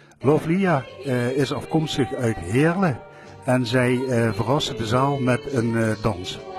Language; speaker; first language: Dutch; native; Dutch